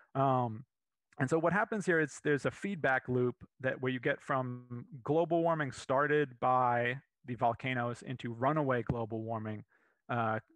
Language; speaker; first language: English; native; English